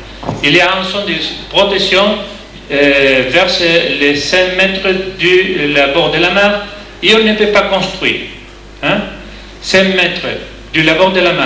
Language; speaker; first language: French; non-native, learner; Spanish